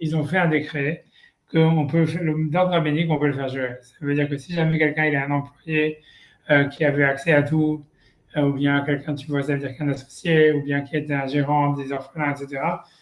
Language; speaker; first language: French; native; French